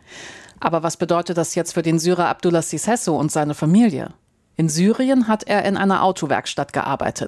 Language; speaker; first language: German; native; German